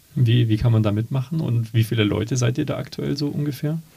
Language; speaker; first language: German; native; German